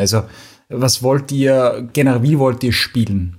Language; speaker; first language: German; native; German